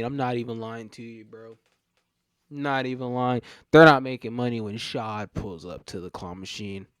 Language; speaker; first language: English; native; English